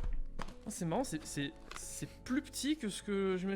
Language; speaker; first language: French; native; French